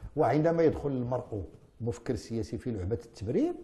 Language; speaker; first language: Arabic; native; Arabic